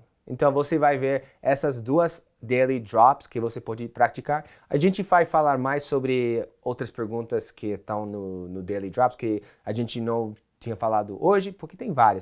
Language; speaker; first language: Portuguese; non-native, fluent; English